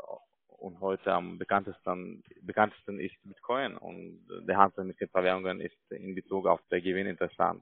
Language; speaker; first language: German; non-native, learner; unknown